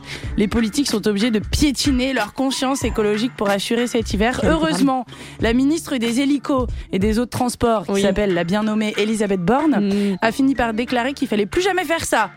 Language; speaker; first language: French; native; French